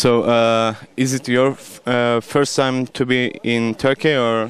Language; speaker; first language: English; non-native, learner; Turkish